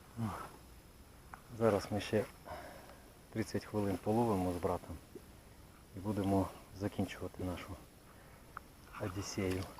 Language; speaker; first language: Ukrainian; native; Ukrainian